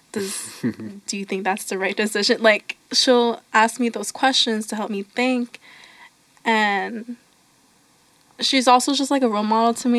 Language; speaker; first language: English; native; English